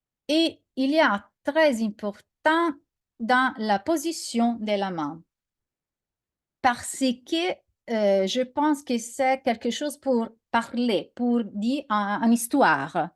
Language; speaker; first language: French; non-native, learner; Italian